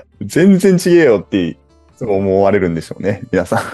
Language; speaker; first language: Japanese; native; Japanese